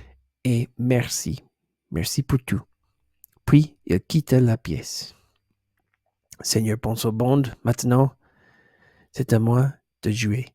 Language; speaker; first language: French; non-native, learner; English